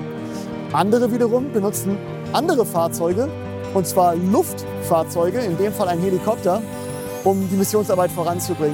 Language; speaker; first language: German; native; German